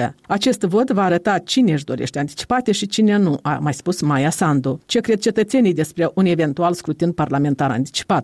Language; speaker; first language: Romanian; native; Romanian